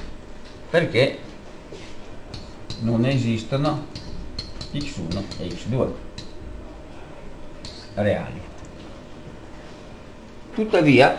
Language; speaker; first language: Italian; native; Italian